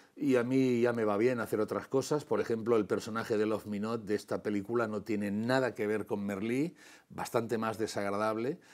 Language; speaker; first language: Spanish; non-native, local second language; Catalan